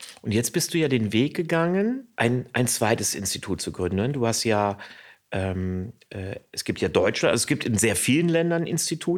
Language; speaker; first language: German; native; German